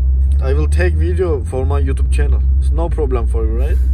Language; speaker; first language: English; non-native, learner; Turkish